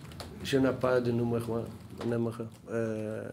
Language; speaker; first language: French; non-native, learner; Portuguese